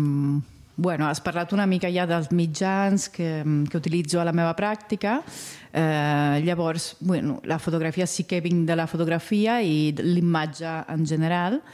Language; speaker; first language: Catalan; non-native, fluent; Italian